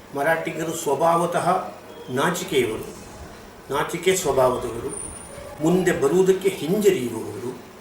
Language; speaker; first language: Kannada; non-native, local second language; Marathi